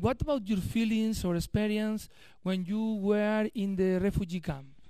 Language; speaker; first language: English; non-native, learner; Spanish